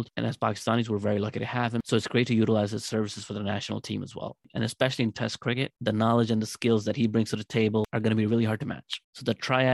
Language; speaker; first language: English; non-native, local second language; Urdu